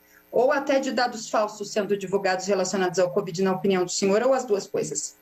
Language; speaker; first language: Portuguese; native; Portuguese